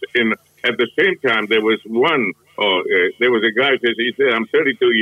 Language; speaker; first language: English; non-native, local second language; Tamil